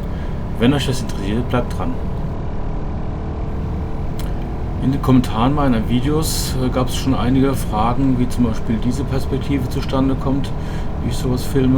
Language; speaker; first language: German; native; German